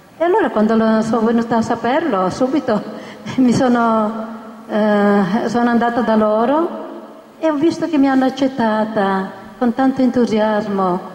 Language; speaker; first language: Italian; native; Italian